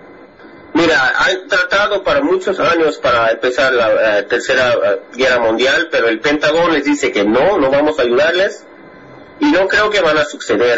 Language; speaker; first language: Spanish; non-native, fluent; English